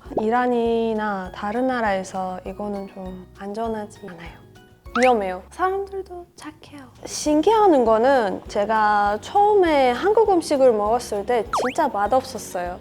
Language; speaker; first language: Korean; non-native, learner; Persian